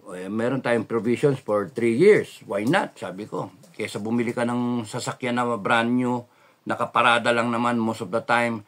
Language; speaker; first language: Filipino; native; Filipino